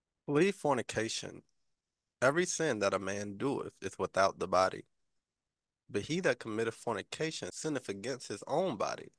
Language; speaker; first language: English; native; English